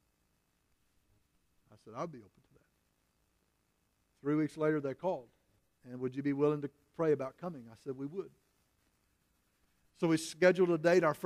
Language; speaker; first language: English; native; English